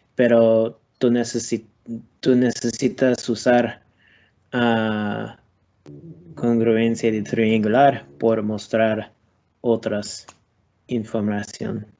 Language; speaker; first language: Spanish; non-native, learner; English